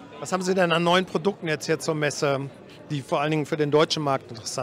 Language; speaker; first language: German; native; German